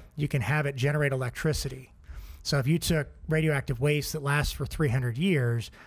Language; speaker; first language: English; native; English